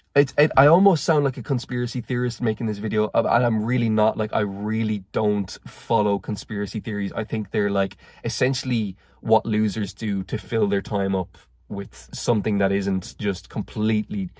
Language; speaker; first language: English; native; English